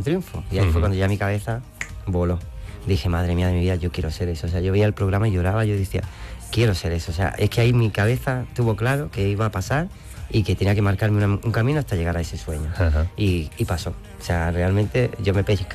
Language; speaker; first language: Spanish; native; Spanish